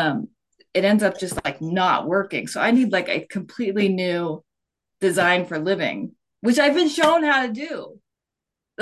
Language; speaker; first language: English; native; English